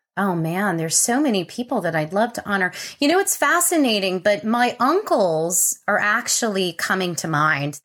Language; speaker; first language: English; native; English